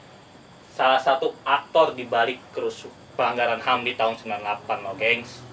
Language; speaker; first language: Indonesian; native; Indonesian